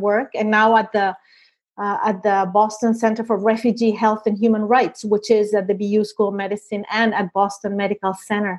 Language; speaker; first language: English; non-native, fluent; Spanish